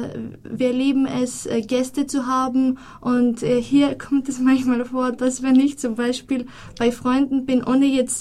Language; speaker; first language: German; non-native, fluent; Greek